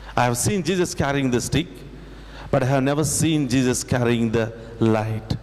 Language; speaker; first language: English; non-native, local second language; Telugu